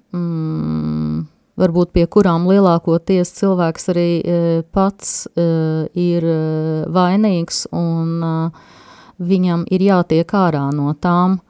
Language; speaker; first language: Latvian; native; Latvian